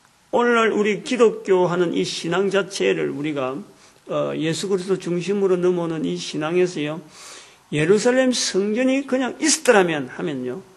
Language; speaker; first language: Korean; native; Korean